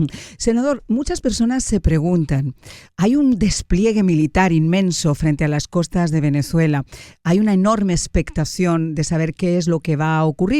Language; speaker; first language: Spanish; native; Spanish